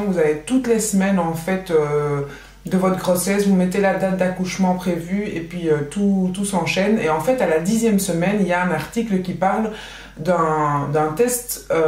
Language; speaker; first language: French; native; French